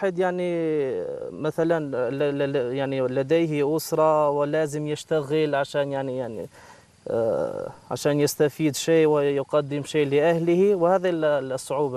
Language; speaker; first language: Arabic; non-native, fluent; Albanian